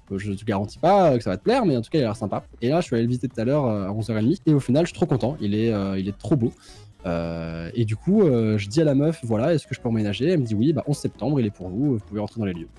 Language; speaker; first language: French; native; French